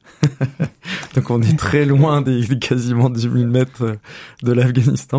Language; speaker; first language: French; native; French